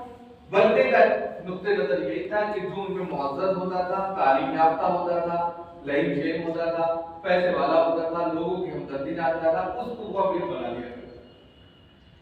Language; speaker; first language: Urdu; native; Urdu